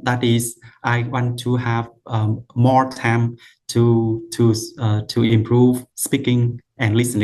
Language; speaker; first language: English; non-native, learner; Vietnamese